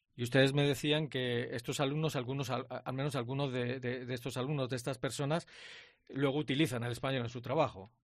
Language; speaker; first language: Spanish; native; Spanish